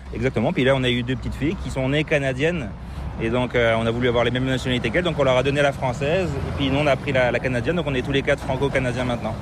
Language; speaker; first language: French; native; French